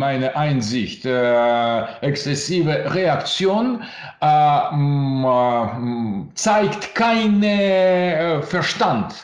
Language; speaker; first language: German; non-native, learner; Russian